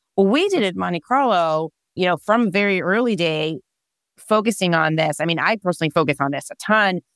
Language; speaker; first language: English; non-native, fluent; Hebrew